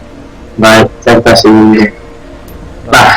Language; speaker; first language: Basque; non-native, local second language; Spanish